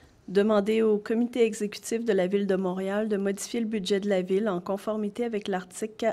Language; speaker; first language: French; native; French